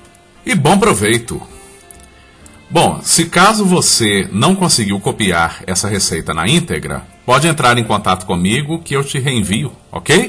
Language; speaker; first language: Portuguese; native; Portuguese